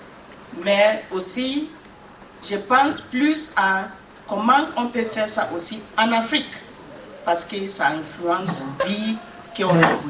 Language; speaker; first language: French; non-native, learner; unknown